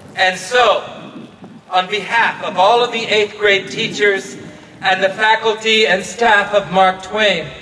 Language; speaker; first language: English; native; English